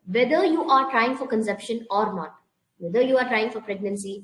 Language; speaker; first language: English; non-native, local second language; Tamil